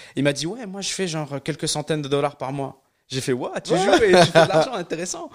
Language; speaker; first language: French; non-native, local second language; Arabic